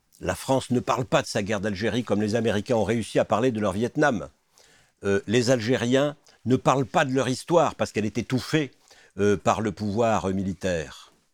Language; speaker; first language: French; native; French